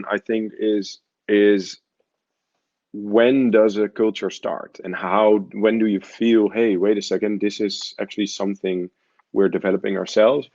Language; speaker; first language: English; non-native, fluent; Dutch